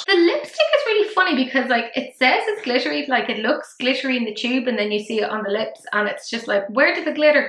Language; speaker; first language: English; native; English